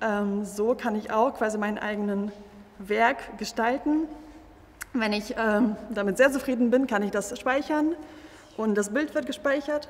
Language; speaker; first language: German; native; German